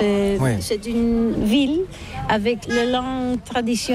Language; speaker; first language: French; non-native, learner; Catalan